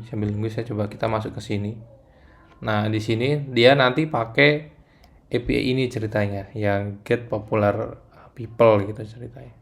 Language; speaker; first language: Indonesian; native; Indonesian